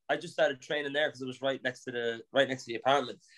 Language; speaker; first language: English; native; English